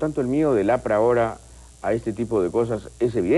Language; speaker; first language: Spanish; native; Spanish